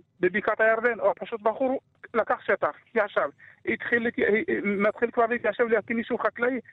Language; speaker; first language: Hebrew; early bilingual, other home language; Amharic